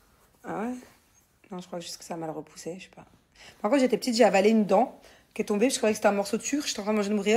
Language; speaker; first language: French; native; French